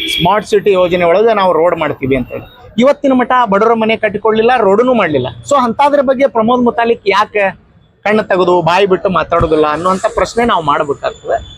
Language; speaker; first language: Kannada; native; Kannada